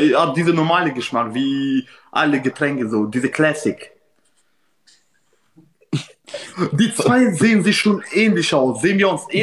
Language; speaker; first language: German; non-native, learner; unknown